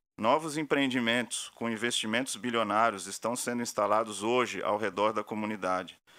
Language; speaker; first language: Portuguese; native; Portuguese